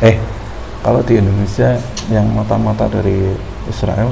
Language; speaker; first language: Indonesian; native; Indonesian